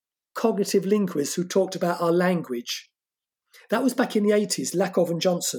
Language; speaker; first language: English; non-native, fluent; French